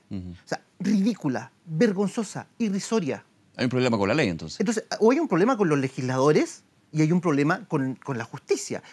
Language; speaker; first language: Spanish; native; Spanish